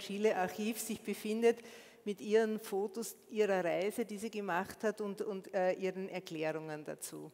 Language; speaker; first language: German; native; German